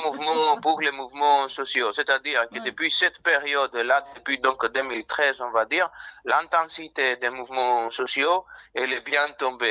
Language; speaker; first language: French; non-native, fluent; Greek